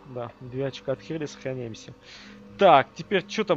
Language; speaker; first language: Russian; native; Russian